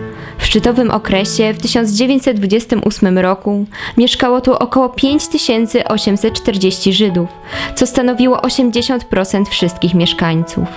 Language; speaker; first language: Polish; native; Polish